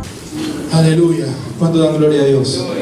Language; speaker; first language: Spanish; native; Spanish